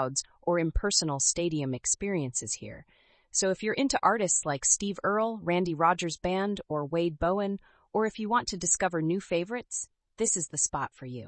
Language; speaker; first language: English; native; English